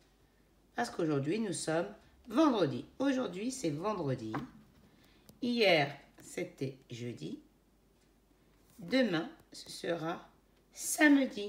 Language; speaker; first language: French; native; French